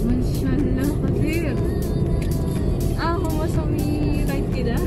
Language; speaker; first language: Arabic; non-native, learner; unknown